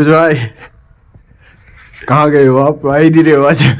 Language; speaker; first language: Hindi; native; Hindi